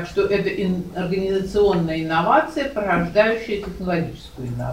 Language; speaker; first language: Russian; native; Russian